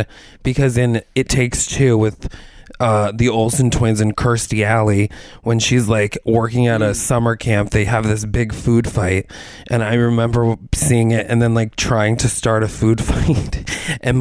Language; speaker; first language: English; native; English